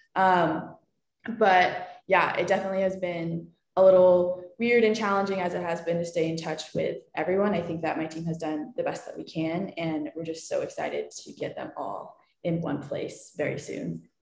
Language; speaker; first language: English; native; English